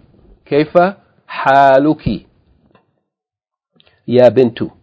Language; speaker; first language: Arabic; non-native, fluent; English